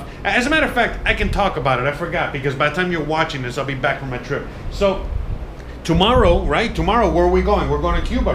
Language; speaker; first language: English; native; English